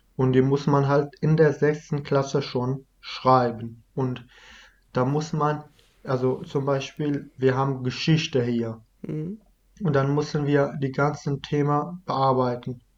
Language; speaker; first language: German; non-native, fluent; Kurdish